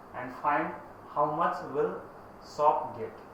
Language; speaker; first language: English; non-native, local second language; Nepali